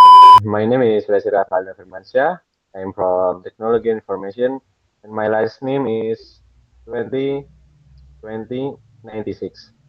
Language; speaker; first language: English; non-native, learner; Indonesian